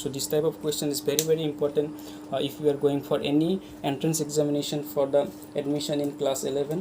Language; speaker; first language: English; non-native, local second language; Hindi